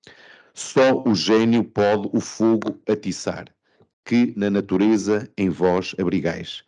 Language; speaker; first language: Portuguese; native; Portuguese